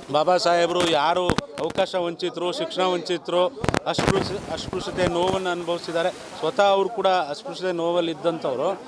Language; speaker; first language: Kannada; non-native, local second language; Lambadi